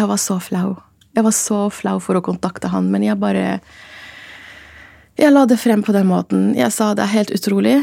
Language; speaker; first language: Norwegian; non-native, fluent; Arabic